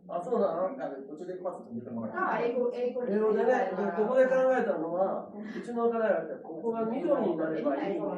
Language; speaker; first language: Japanese; native; Japanese